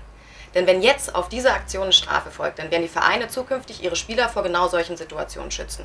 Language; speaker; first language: German; native; German